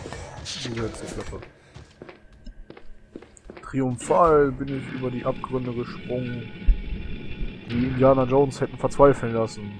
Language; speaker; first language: German; native; German